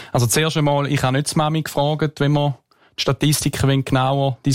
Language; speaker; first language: German; native; German